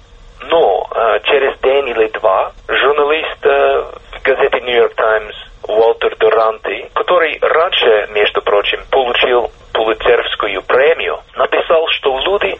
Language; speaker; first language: Russian; non-native, fluent; English